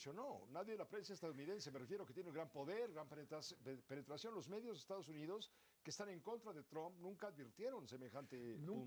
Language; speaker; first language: Spanish; native; Spanish